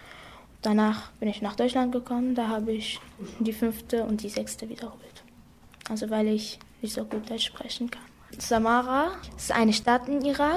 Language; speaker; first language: German; early bilingual, other home language; Arabic